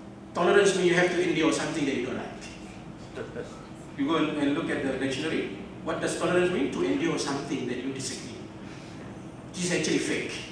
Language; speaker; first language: English; non-native, local second language; Malay